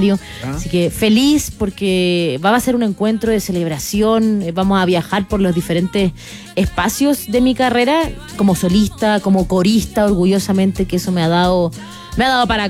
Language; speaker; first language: Spanish; native; Spanish